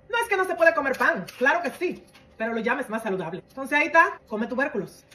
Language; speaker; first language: Spanish; native; Spanish